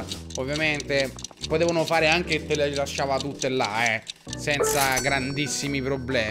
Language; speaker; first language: Italian; native; Italian